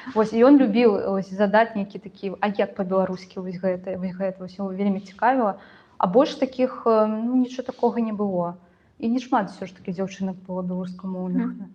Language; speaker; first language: Belarusian; non-native, local second language; Russian